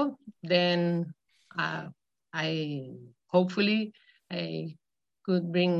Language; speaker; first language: English; non-native, fluent; Spanish